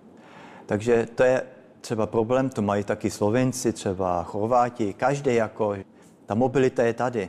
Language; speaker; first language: Czech; early bilingual, heritage; Czech